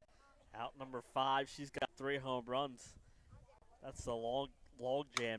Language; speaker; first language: English; native; English